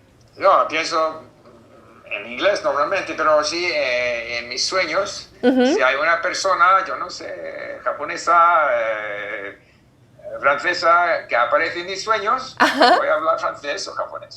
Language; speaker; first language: Spanish; non-native, fluent; English